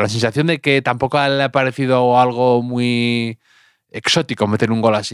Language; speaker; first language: Spanish; native; Spanish